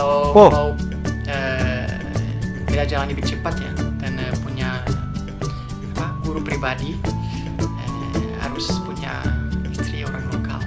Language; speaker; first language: Indonesian; non-native, fluent; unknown